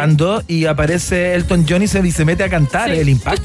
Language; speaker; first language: Spanish; native; Spanish